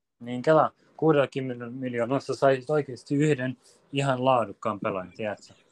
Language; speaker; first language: Finnish; early bilingual, other home language; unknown